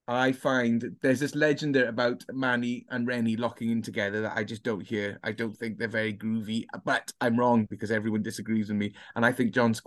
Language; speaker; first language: English; native; English